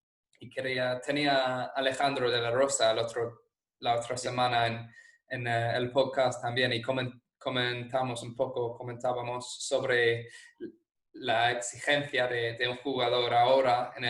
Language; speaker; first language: Spanish; non-native, fluent; English